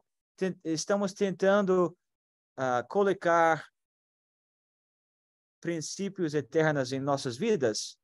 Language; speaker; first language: Portuguese; non-native, fluent; English